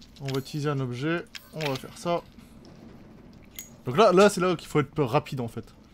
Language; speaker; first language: French; native; French